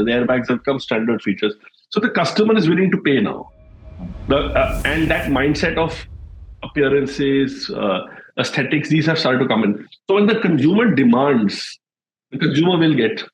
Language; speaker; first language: English; non-native, local second language; Hindi